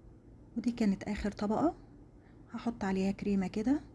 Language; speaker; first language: Arabic; native; Arabic